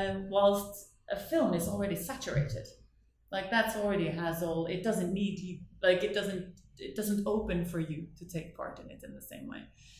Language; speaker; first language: English; non-native, fluent; Norwegian